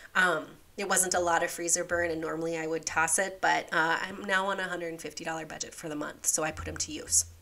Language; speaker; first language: English; native; English